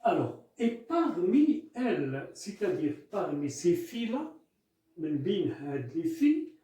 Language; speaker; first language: French; non-native, local second language; Arabic